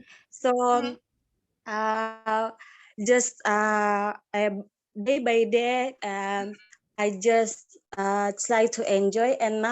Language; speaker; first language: English; non-native, learner; Indonesian